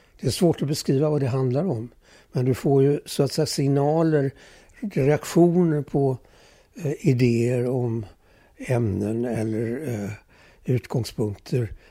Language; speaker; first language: Swedish; early bilingual, other home language; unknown